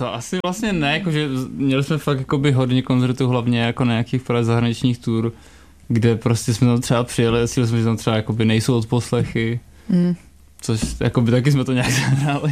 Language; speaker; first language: Czech; native; Czech